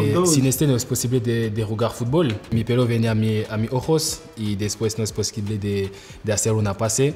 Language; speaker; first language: Spanish; non-native, learner; French